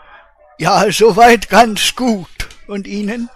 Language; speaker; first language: German; native; German